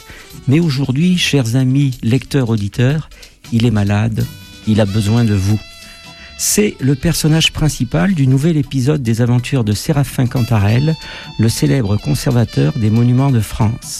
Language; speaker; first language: French; native; French